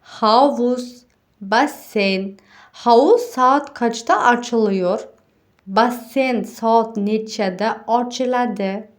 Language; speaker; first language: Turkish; non-native, fluent; Uzbek